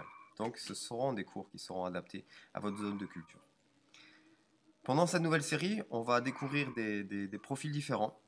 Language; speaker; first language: French; native; French